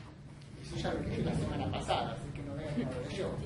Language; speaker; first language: Spanish; native; Spanish